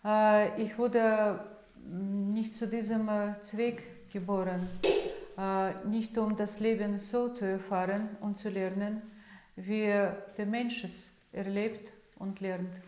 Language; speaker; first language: German; non-native, fluent; Russian